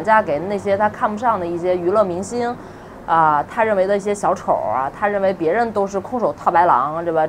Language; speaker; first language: Chinese; native; Chinese